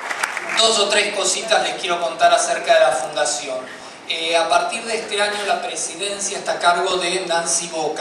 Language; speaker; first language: Spanish; native; Spanish